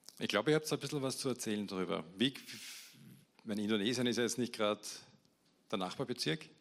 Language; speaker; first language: German; native; German